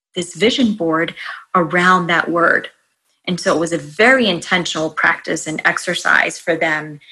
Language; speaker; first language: English; native; English